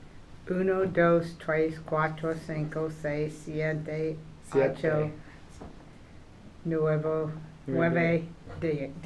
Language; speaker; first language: Spanish; non-native, learner; English